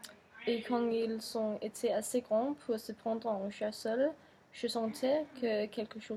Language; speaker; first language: French; non-native, learner; Danish